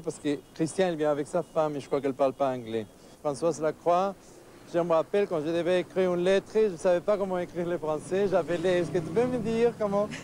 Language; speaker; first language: French; non-native, fluent; Spanish